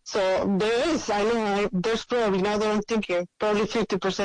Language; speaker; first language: English; non-native, fluent; Spanish